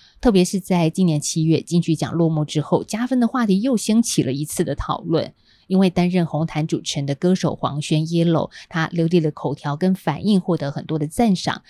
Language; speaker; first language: Chinese; native; Chinese